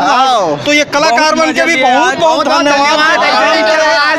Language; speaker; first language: Hindi; non-native, local second language; Chhattisgarhi